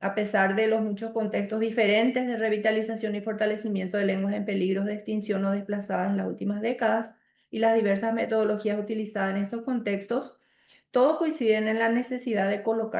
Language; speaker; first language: Spanish; native; Spanish